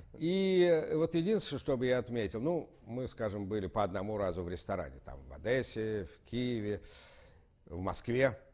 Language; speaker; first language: Russian; native; Russian